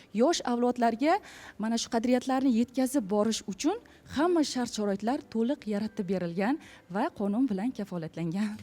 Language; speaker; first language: Uzbek; non-native, local second language; Kyrgyz